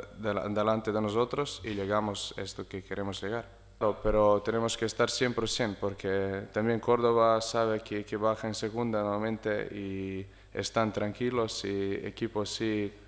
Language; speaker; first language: Spanish; non-native, learner; Slovenian